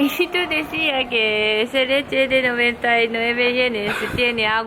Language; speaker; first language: Spanish; non-native, fluent; Japanese